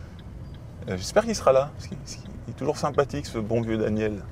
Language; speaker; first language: French; native; French